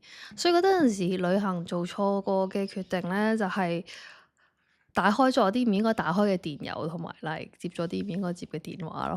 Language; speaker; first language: Cantonese; native; Cantonese